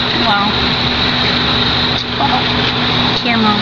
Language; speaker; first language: English; native; English